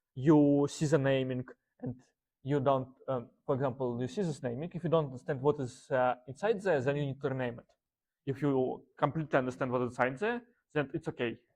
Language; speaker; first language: English; non-native, learner; Russian